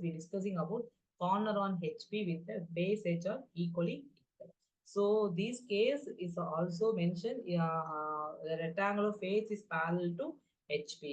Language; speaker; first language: English; non-native, local second language; Tamil